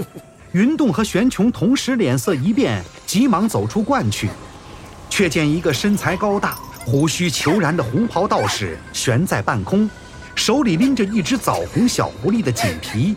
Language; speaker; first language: Chinese; native; Chinese